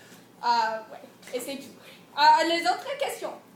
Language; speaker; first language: French; non-native, learner; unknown